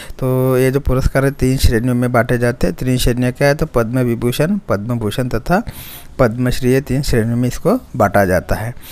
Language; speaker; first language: Hindi; non-native, local second language; Marathi